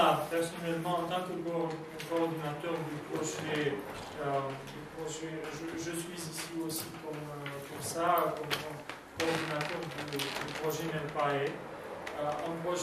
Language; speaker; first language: French; non-native, fluent; Romanian